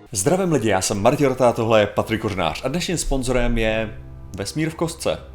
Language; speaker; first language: Czech; native; Czech